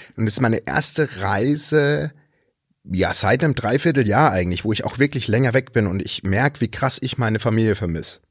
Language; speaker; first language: German; native; German